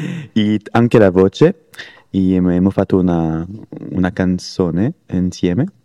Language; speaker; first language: Italian; non-native, learner; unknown